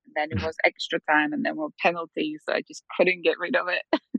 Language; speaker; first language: English; non-native, fluent; Polish